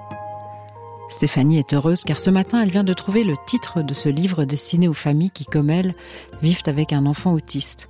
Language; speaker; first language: French; native; French